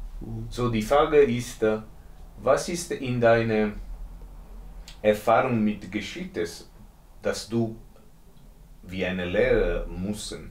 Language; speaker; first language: German; non-native, learner; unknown